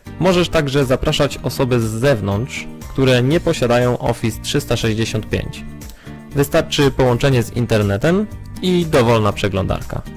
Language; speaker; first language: Polish; native; Polish